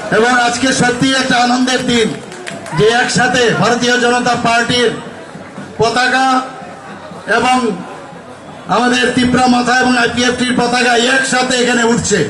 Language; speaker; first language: Bangla; native; Bangla